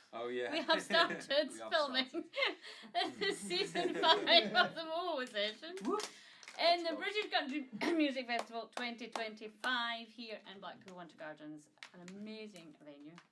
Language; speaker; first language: English; native; English